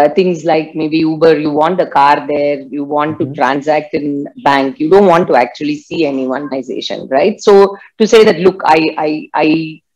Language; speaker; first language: English; non-native, local second language; Tamil